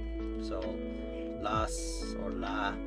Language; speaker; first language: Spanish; non-native, learner; English